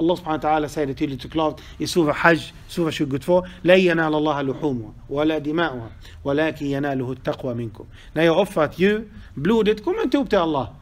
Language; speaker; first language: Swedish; non-native, fluent; Arabic